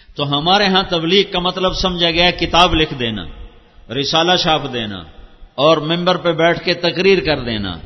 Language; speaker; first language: Urdu; non-native, local second language; Punjabi